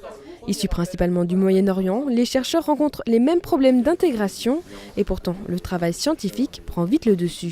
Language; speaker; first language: French; native; French